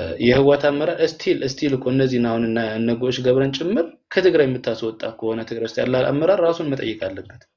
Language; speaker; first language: Amharic; non-native, local second language; Tigrinya